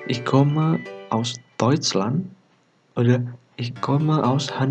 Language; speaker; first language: German; non-native, learner; Indonesian